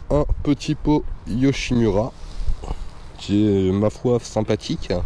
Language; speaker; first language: French; native; French